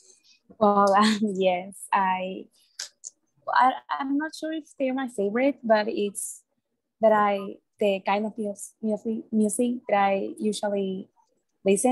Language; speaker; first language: English; non-native, learner; Spanish